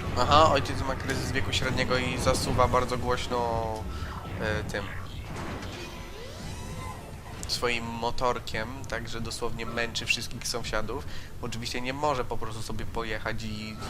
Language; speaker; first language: Polish; native; Polish